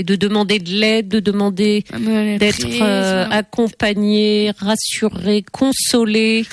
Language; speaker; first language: French; native; French